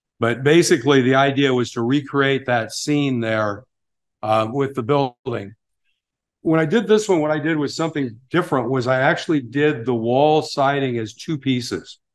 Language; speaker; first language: English; native; English